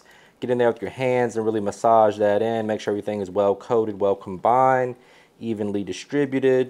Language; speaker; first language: English; native; English